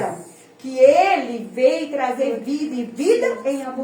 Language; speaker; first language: Portuguese; native; Portuguese